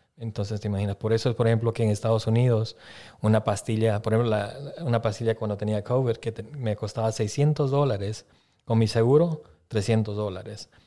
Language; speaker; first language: Spanish; early bilingual, heritage; Spanish